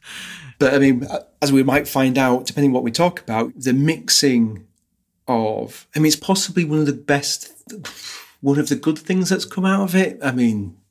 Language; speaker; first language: English; native; English